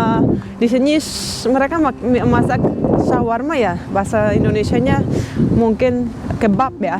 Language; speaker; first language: Indonesian; non-native, fluent; Russian